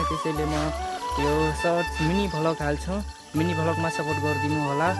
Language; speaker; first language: Nepali; non-native, local second language; Rana Tharu